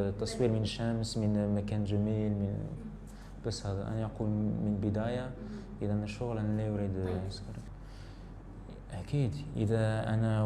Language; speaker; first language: Arabic; non-native, learner; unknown